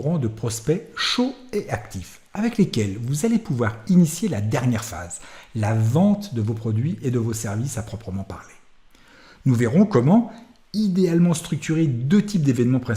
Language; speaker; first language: French; native; French